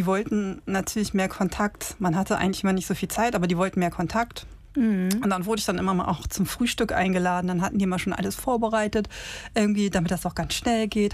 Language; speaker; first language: German; native; German